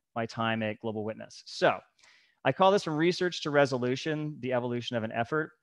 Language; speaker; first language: English; native; English